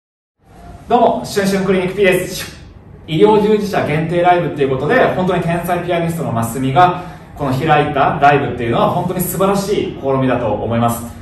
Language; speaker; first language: Japanese; native; Japanese